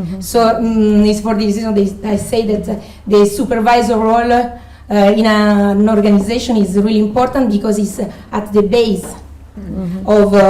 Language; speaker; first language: English; non-native, fluent; Italian